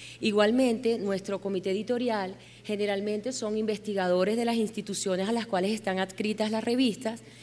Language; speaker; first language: Spanish; native; Spanish